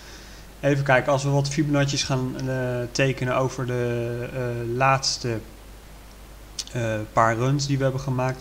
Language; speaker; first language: Dutch; native; Dutch